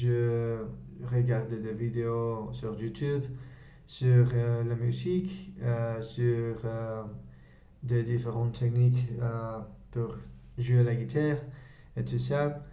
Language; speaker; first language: French; non-native, learner; Spanish